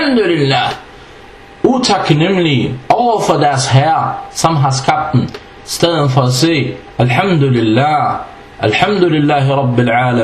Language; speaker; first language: Danish; non-native, fluent; Arabic